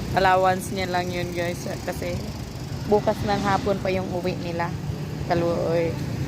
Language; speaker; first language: Filipino; non-native, local second language; Cebuano